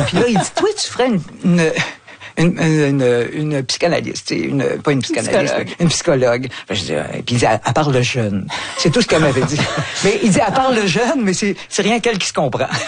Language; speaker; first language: French; native; French